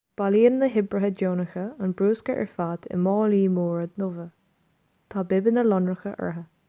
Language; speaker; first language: Irish; non-native, local second language; English